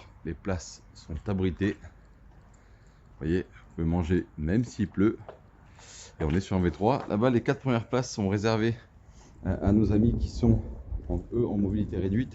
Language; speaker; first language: French; native; French